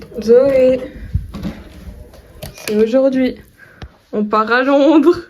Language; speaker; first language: French; native; French